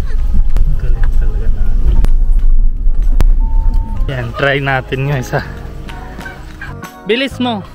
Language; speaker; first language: Filipino; non-native, learner; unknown